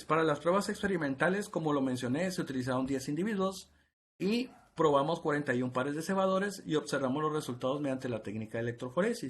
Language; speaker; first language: Spanish; native; Spanish